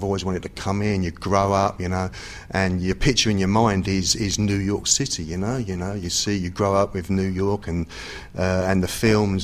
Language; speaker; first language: English; native; English